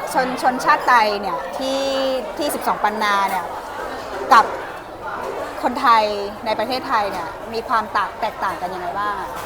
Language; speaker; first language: Thai; native; Thai